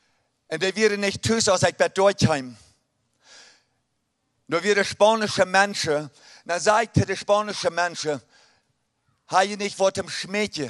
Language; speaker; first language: German; early bilingual, heritage; Plautdietsch